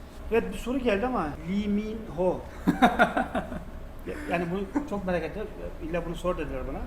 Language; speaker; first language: Turkish; native; Turkish